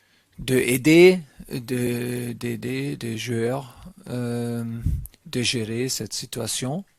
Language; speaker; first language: French; non-native, learner; German